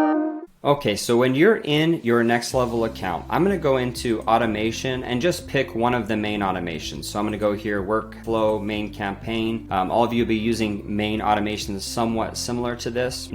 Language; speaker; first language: English; native; English